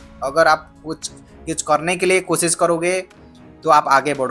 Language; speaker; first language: Hindi; non-native, local second language; Odia